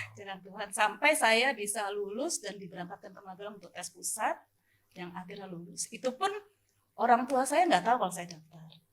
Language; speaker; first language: Indonesian; native; Indonesian